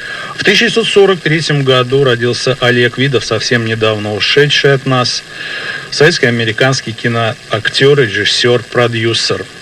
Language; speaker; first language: Russian; native; Russian